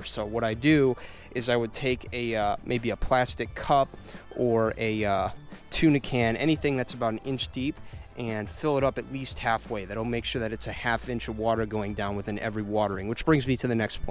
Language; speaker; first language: English; native; English